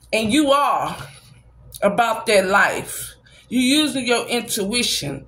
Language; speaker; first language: English; native; English